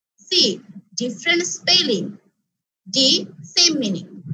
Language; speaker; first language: English; non-native, local second language; Bangla